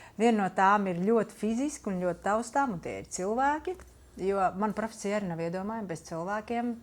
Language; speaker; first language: Latvian; non-native, local second language; Russian